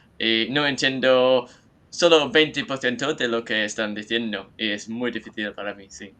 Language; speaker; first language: Spanish; non-native, learner; English